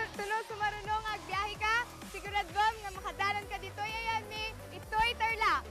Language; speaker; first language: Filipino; non-native, local second language; Iloko